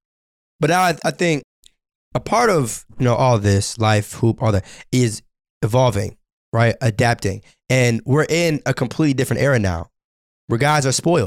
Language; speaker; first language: English; native; English